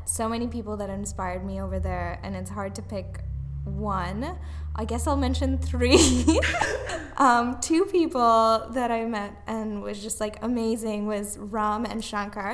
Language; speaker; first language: English; non-native, local second language; Tamil